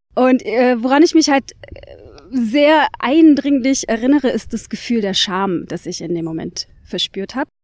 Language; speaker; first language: German; native; German